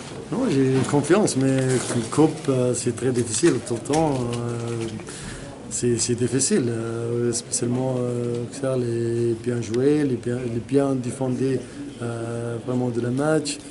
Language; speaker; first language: French; non-native, fluent; Arabic